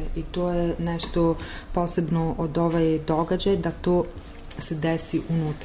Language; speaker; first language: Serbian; non-native, learner; Italian